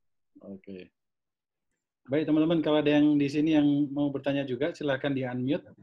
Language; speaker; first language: Indonesian; native; Indonesian